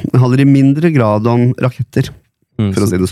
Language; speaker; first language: Norwegian; native; Norwegian